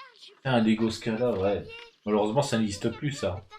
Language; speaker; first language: French; native; French